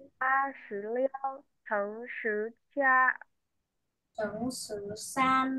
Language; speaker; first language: Chinese; non-native, learner; Vietnamese